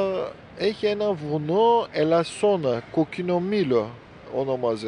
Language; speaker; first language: Greek; non-native, fluent; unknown